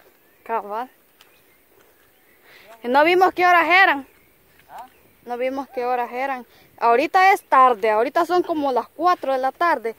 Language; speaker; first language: Spanish; native; Spanish